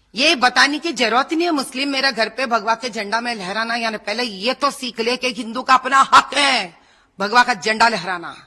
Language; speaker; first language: Hindi; non-native, local second language; Telugu